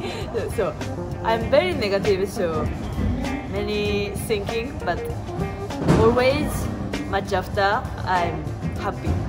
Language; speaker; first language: English; non-native, learner; Japanese